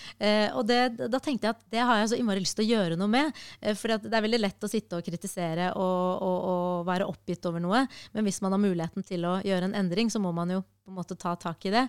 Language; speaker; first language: Norwegian; early bilingual, other home language; Arabic